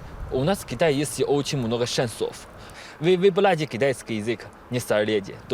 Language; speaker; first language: Russian; non-native, learner; Chinese